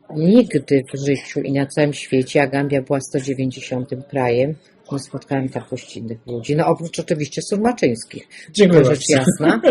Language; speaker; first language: Polish; native; Polish